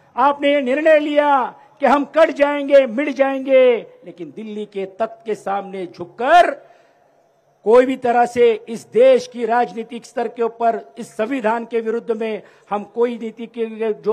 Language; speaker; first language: Hindi; non-native, local second language; Marathi